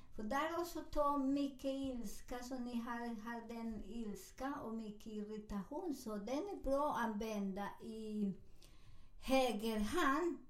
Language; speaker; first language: Swedish; non-native, learner; Spanish